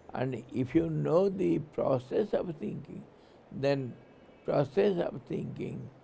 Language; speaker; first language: English; non-native, local second language; Hindi